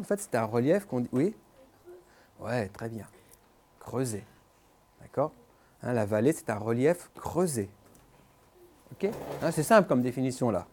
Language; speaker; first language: French; native; French